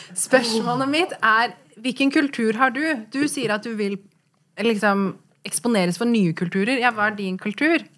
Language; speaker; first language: Norwegian; early bilingual, other home language; Kurdish